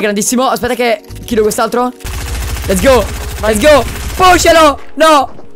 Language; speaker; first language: Italian; native; Italian